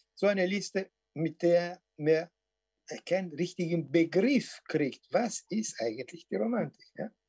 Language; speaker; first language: German; non-native, fluent; Portuguese